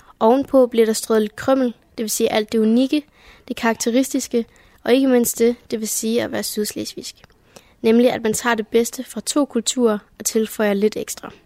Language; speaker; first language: Danish; early bilingual, heritage; Danish